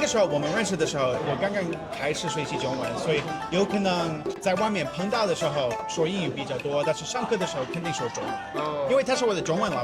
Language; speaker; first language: Chinese; non-native, fluent; English